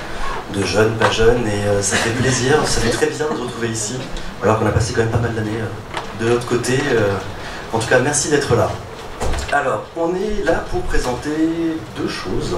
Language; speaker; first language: French; native; French